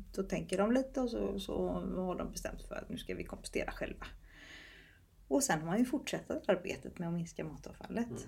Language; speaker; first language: Swedish; native; Swedish